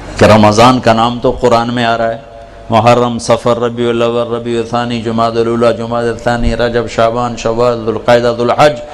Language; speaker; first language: Urdu; non-native, local second language; Punjabi